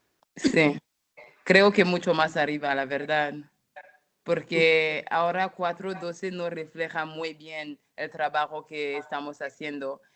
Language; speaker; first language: Spanish; non-native, fluent; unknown